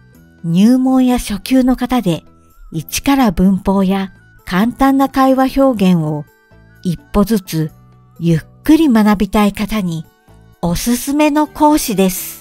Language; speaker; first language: Japanese; native; Japanese